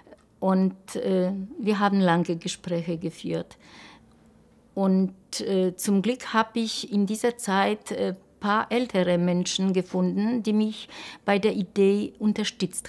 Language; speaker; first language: German; non-native, local second language; Polish